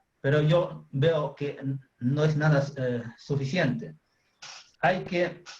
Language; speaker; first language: Spanish; non-native, fluent; Chinese